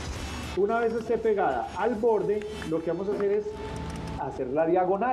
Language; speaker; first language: Spanish; native; Spanish